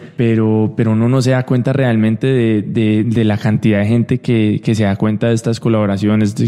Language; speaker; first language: Spanish; early bilingual, heritage; Spanish